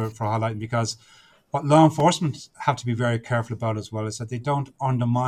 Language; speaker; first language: English; native; English